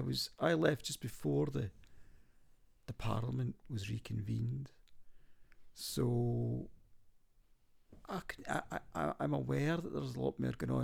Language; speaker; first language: English; native; English